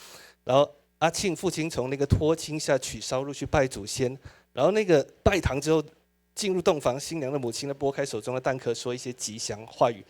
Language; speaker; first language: Chinese; native; Chinese